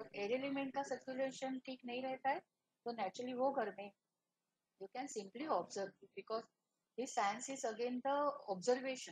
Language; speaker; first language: Hindi; non-native, local second language; Marathi